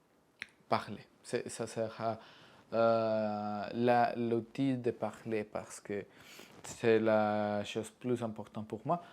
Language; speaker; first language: French; non-native, learner; Spanish